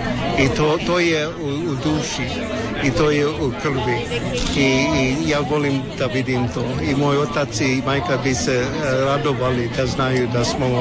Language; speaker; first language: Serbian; early bilingual, heritage; Croatian